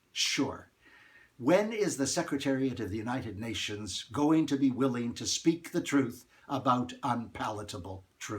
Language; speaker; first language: English; native; English